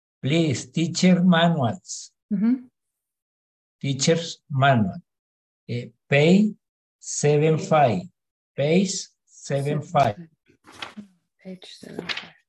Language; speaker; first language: English; non-native, learner; Spanish